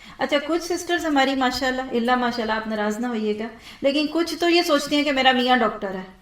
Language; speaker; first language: Urdu; native; Urdu